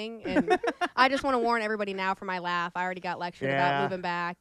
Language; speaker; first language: English; native; English